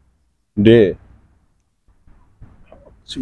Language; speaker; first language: English; non-native, learner; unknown